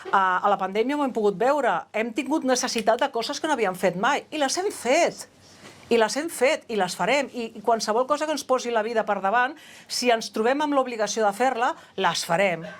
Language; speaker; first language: Catalan; non-native, local second language; Spanish